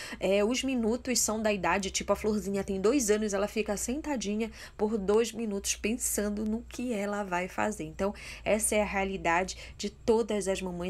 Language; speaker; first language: Portuguese; native; Portuguese